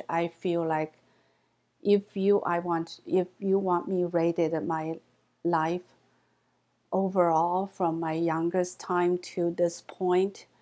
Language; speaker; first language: English; non-native, fluent; Chinese